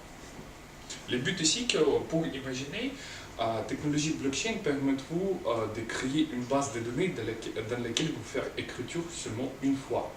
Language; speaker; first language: French; non-native, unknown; Russian